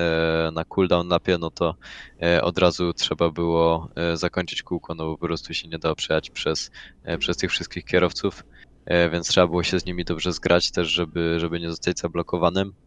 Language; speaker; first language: Polish; native; Polish